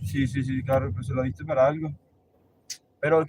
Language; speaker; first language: Spanish; native; Spanish